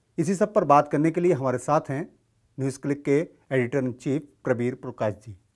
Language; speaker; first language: Hindi; native; Hindi